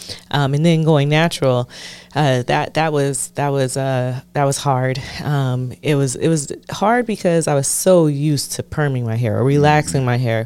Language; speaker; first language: English; native; English